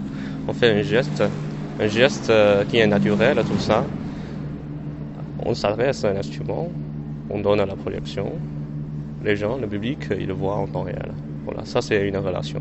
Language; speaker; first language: French; non-native, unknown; Chinese